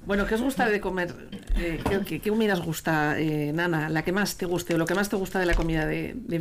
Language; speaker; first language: Spanish; native; Spanish